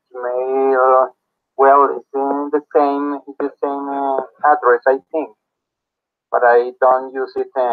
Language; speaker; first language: English; non-native, learner; Spanish